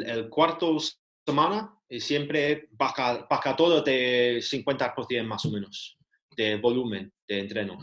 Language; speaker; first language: Spanish; non-native, learner; English